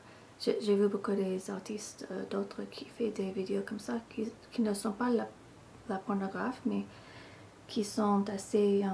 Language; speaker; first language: French; non-native, learner; English